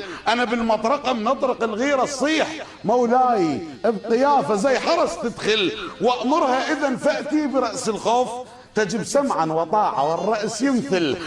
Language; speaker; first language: Arabic; native; Arabic